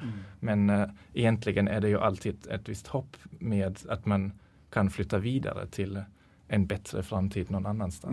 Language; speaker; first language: Swedish; non-native, fluent; German